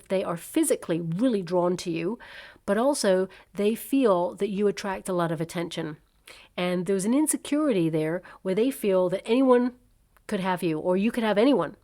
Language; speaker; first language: English; native; English